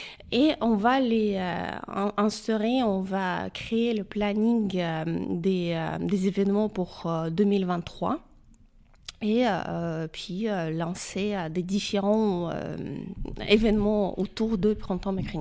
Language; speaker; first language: French; non-native, fluent; Ukrainian